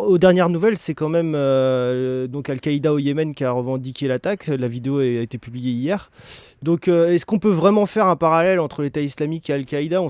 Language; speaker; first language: French; native; French